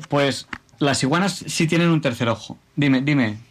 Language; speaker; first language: Spanish; native; Spanish